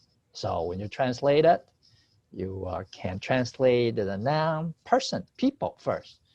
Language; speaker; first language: English; non-native, fluent; Chinese